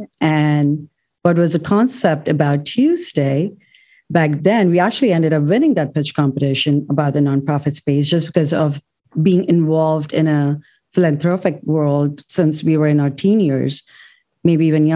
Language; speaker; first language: English; non-native, local second language; Urdu